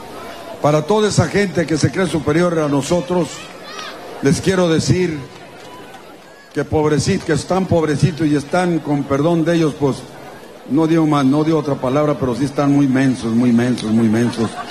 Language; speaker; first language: Spanish; native; Spanish